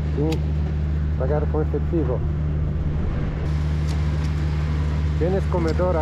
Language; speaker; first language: Spanish; non-native, learner; Portuguese